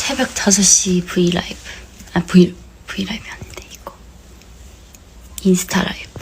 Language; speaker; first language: Korean; early bilingual, heritage; English